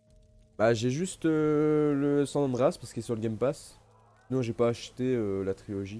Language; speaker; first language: French; native; French